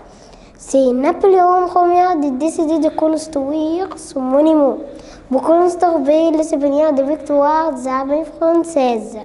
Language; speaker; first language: French; non-native, learner; Arabic